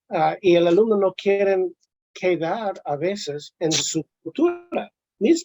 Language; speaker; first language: Spanish; non-native, learner; English